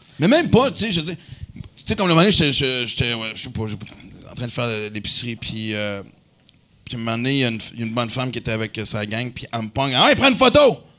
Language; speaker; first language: French; native; French